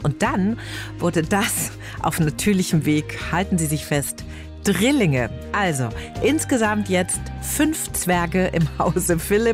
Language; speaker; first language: German; native; German